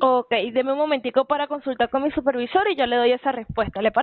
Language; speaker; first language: Spanish; native; Spanish